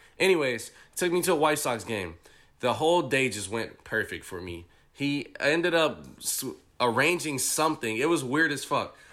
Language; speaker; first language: English; native; English